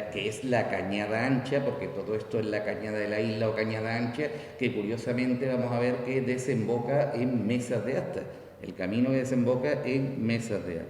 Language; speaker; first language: Spanish; native; Spanish